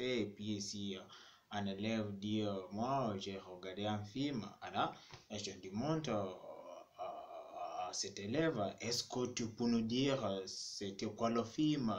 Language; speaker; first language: French; non-native, fluent; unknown